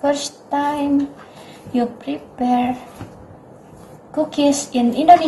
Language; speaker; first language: English; non-native, learner; Indonesian